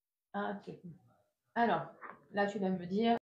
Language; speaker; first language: French; native; French